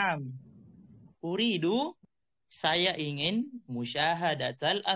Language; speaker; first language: Arabic; non-native, fluent; Indonesian